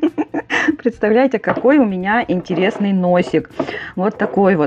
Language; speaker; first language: Russian; native; Russian